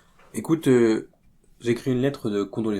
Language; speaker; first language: French; native; French